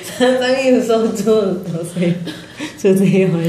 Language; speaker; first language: Korean; non-native, learner; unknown